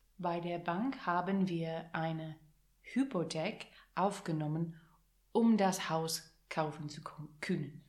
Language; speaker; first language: German; non-native, learner; English